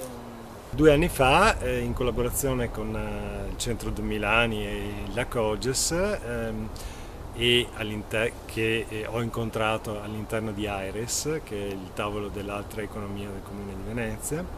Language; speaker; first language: Italian; native; Italian